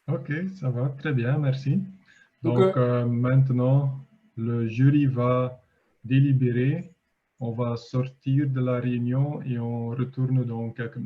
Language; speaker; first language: French; non-native, fluent; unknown